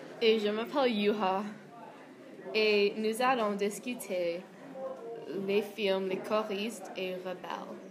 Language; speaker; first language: French; non-native, learner; English